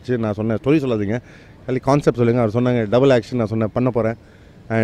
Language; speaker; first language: Tamil; non-native, fluent; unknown